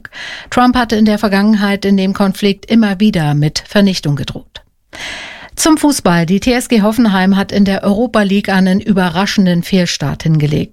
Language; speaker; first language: German; native; German